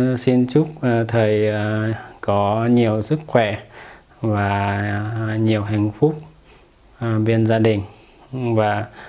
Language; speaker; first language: Vietnamese; non-native, fluent; Lao